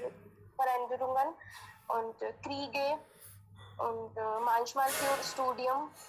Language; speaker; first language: German; non-native, learner; Hindi